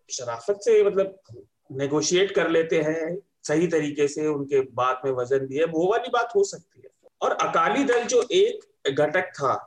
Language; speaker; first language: Hindi; native; Hindi